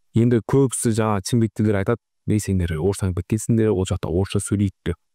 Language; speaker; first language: Kazakh; native; Kazakh